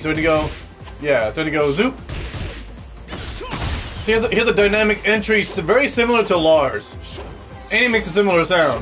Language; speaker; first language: English; native; English